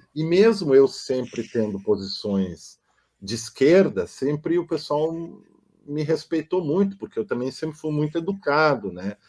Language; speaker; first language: Portuguese; non-native, local second language; German